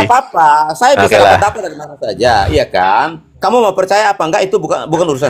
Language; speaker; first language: Indonesian; native; Indonesian